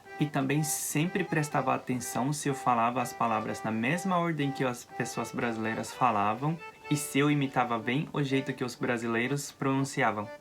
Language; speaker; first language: Portuguese; non-native, fluent; Japanese